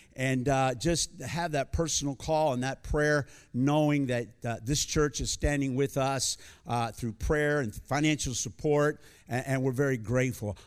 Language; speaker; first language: English; native; English